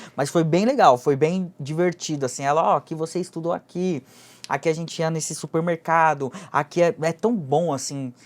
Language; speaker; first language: Portuguese; early bilingual, other home language; Japanese